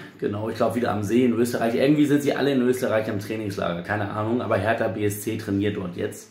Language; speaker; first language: German; native; German